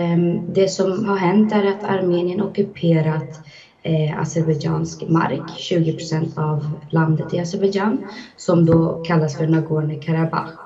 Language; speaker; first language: Swedish; early bilingual, other home language; Azerbaijani